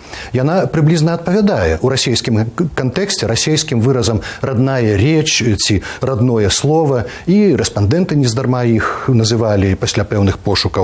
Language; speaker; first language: Belarusian; native; Belarusian